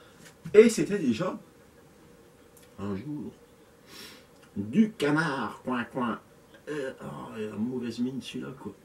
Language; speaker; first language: French; native; French